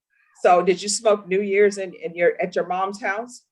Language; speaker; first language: English; native; English